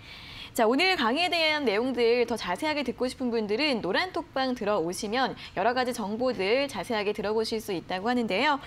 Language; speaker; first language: Korean; native; Korean